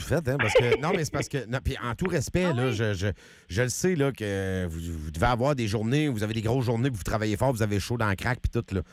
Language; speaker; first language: French; native; French